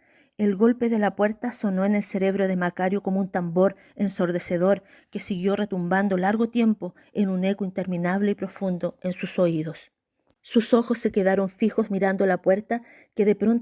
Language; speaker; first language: Spanish; native; Spanish